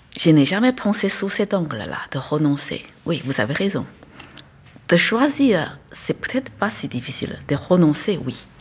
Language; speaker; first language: French; non-native, fluent; Chinese